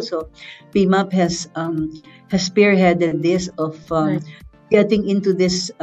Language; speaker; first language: English; non-native, local second language; Filipino